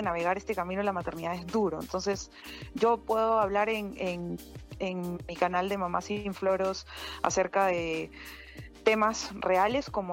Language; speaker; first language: Spanish; native; Spanish